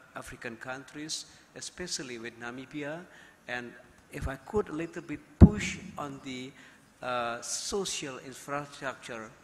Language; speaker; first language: English; non-native, fluent; Indonesian